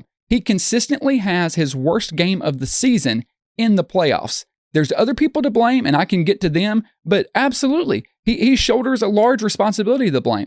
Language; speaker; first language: English; native; English